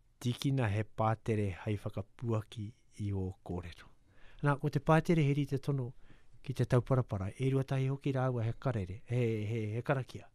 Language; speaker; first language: Māori; native; Māori